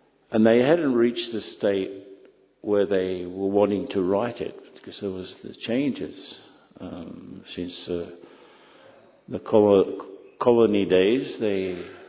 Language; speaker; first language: English; native; English